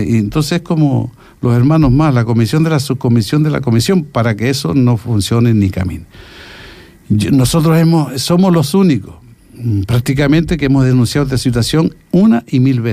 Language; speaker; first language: Spanish; native; Spanish